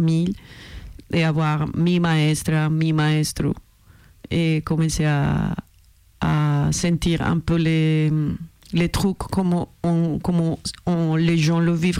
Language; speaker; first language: French; non-native, fluent; Spanish